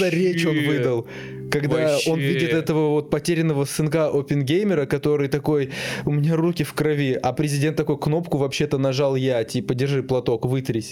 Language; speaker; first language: Russian; native; Russian